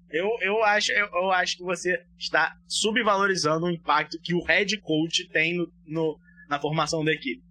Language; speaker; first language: Portuguese; native; Portuguese